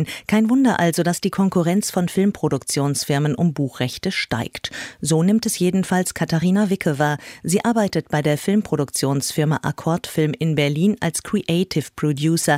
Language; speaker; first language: German; native; German